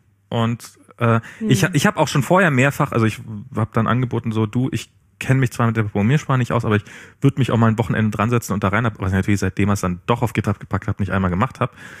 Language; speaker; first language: German; native; German